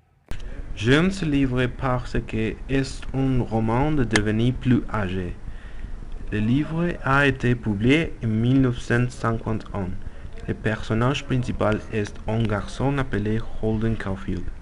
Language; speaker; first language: French; non-native, learner; Spanish